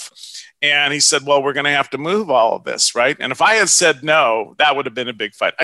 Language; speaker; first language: English; native; English